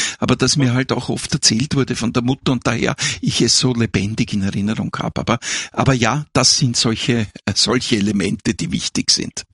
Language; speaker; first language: German; native; German